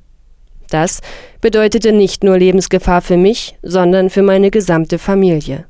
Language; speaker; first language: German; non-native, fluent; Persian